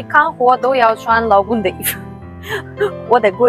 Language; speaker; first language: Chinese; non-native, learner; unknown